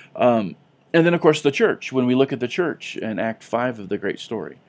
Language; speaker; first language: English; native; English